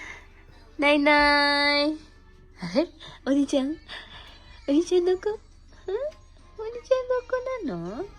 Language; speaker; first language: Japanese; non-native, fluent; Filipino